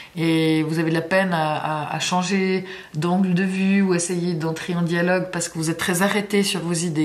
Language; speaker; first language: French; native; French